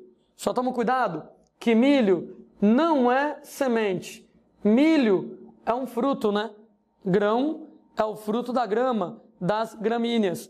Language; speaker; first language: Portuguese; native; Portuguese